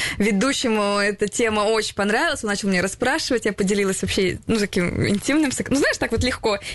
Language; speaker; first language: Russian; native; Russian